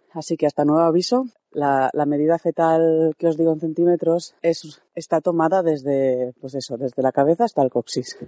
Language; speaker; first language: Spanish; native; Spanish